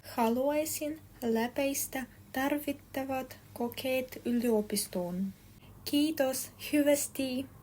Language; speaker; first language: Finnish; non-native, learner; Russian